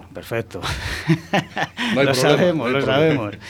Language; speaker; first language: Spanish; native; Spanish